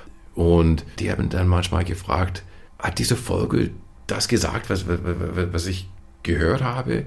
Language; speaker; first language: German; non-native, fluent; English